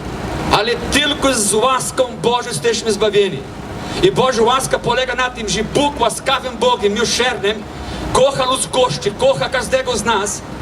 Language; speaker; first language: Polish; non-native, fluent; Portuguese